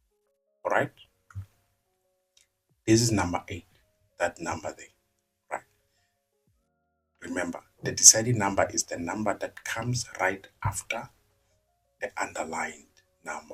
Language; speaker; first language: English; non-native, local second language; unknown